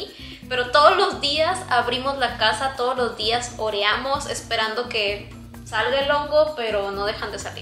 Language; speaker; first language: Spanish; native; Spanish